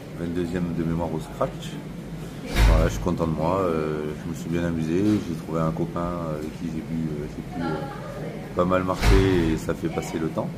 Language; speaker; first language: French; native; French